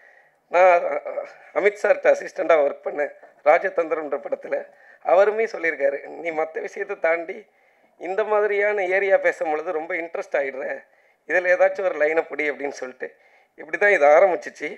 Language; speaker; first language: Tamil; native; Tamil